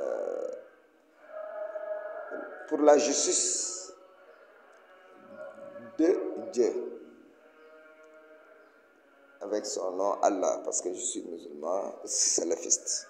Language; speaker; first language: French; non-native, local second language; Wolof